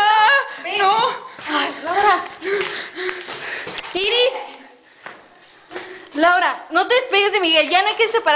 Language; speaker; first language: Spanish; native; Spanish